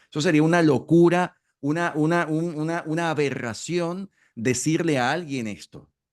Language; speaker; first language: Spanish; native; Spanish